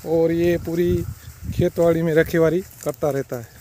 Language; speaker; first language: Hindi; non-native, local second language; Gujarati